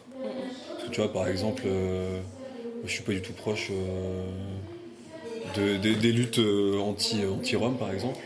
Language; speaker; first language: French; native; French